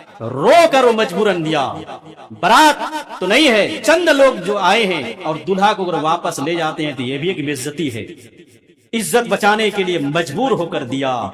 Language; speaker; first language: Urdu; non-native, local second language; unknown